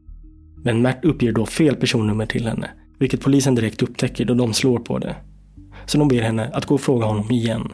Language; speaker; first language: Swedish; native; Swedish